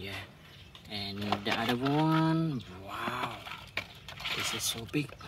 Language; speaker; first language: English; non-native, learner; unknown